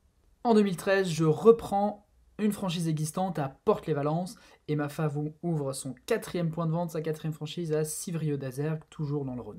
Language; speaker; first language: French; native; French